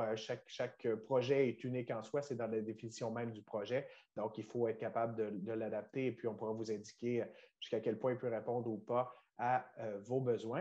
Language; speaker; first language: French; native; French